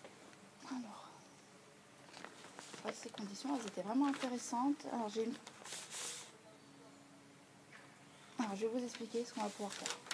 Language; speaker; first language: French; native; French